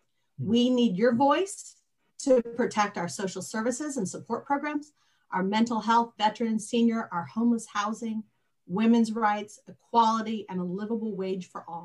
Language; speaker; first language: English; native; English